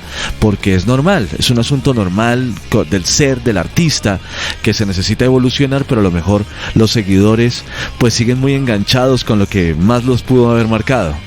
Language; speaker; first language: Spanish; native; Spanish